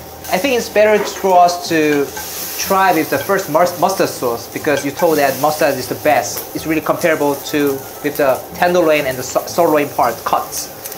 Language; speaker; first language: English; non-native, fluent; Korean